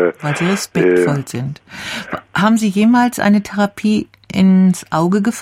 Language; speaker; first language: German; native; German